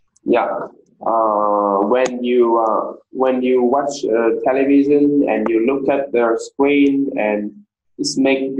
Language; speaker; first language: English; non-native, learner; Vietnamese